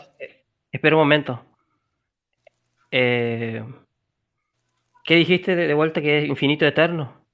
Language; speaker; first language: Spanish; native; Spanish